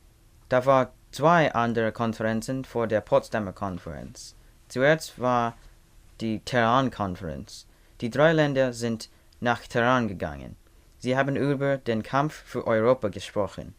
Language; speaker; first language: German; non-native, learner; English